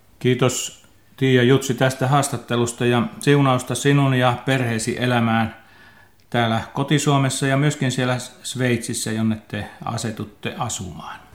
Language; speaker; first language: Finnish; native; Finnish